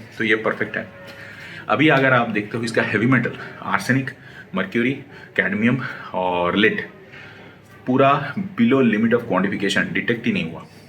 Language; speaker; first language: Hindi; non-native, local second language; Bangla